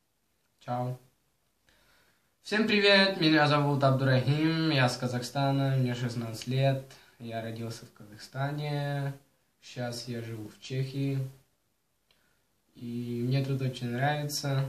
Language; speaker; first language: Russian; early bilingual, heritage; Kazakh